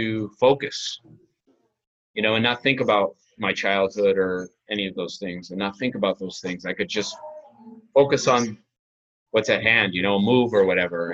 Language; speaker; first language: English; native; English